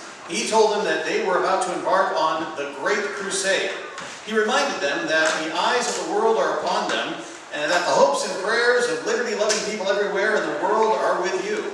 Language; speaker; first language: English; native; English